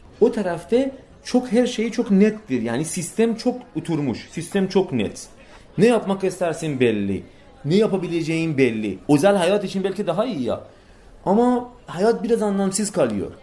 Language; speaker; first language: Turkish; non-native, fluent; Persian